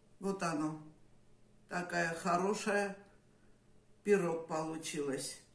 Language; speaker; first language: Russian; non-native, fluent; Armenian